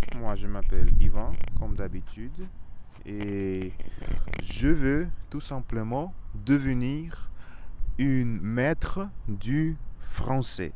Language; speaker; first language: French; non-native, learner; Russian